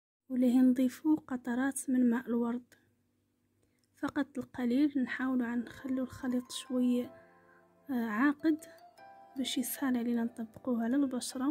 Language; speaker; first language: Arabic; native; Arabic